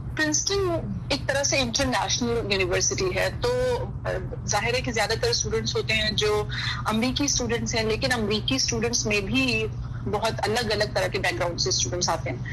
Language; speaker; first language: Urdu; native; Urdu